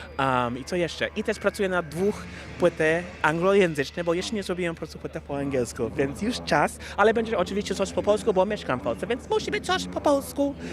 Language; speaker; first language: Polish; non-native, fluent; English